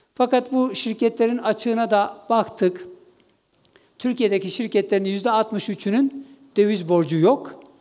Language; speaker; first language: Turkish; non-native, local second language; Kurdish